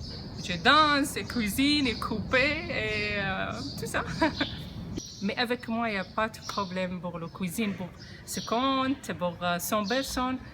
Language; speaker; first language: French; non-native, learner; Arabic